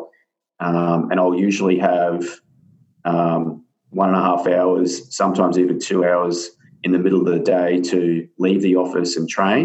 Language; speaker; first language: English; native; English